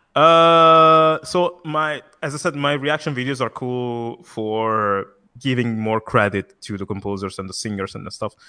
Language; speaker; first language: English; non-native, fluent; Italian